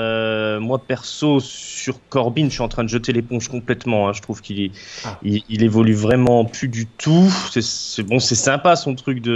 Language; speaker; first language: French; native; French